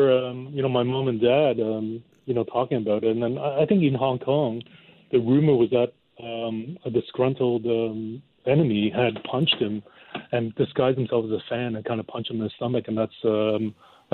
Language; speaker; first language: English; non-native, local second language; Cantonese